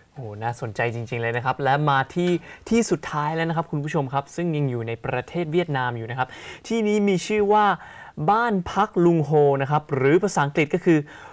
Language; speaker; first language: Thai; native; Thai